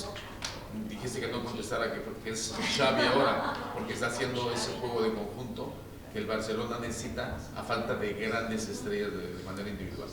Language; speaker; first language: Spanish; native; Spanish